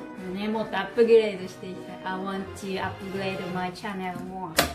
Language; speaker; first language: English; non-native, learner; Japanese